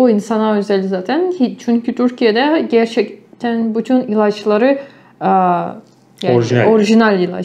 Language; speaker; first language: Turkish; non-native, fluent; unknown